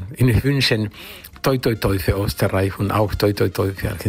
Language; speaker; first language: German; non-native, fluent; Spanish